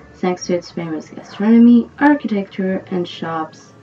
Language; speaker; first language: English; non-native, fluent; French